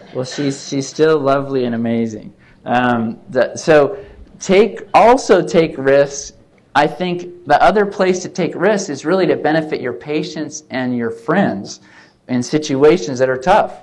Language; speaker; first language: English; native; English